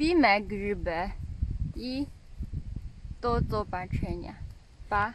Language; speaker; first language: Polish; non-native, learner; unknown